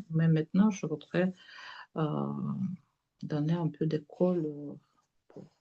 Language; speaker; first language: French; non-native, learner; Russian